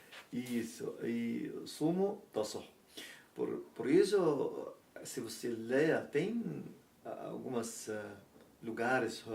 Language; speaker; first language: Portuguese; non-native, learner; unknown